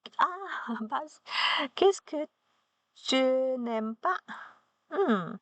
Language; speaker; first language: French; non-native, learner; Chinese